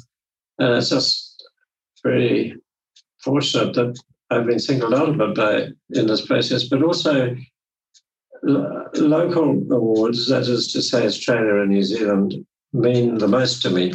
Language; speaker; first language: English; native; English